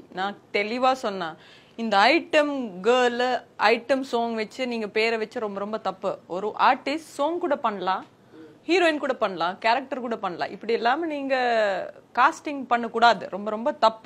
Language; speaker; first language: Tamil; non-native, learner; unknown